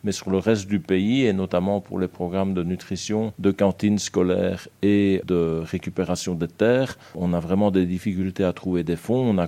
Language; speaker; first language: French; native; French